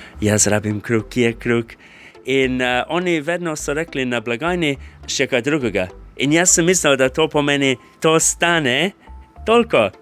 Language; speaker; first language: Slovenian; non-native, fluent; English